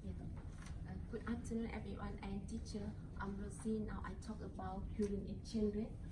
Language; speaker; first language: English; non-native, learner; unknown